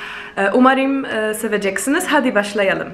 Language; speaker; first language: Turkish; non-native, fluent; Polish